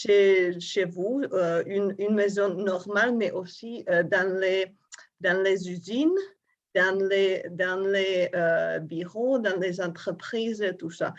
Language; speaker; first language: French; non-native, fluent; Czech